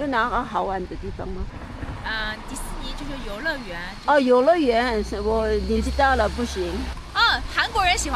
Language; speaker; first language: Chinese; non-native, learner; Korean